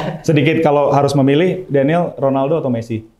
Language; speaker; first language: Indonesian; native; Indonesian